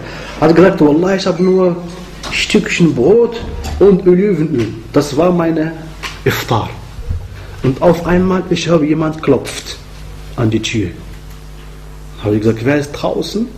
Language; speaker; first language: German; non-native, fluent; Arabic